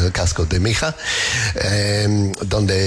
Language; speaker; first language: Spanish; non-native, fluent; English